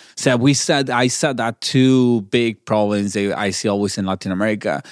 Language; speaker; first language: English; non-native, learner; Spanish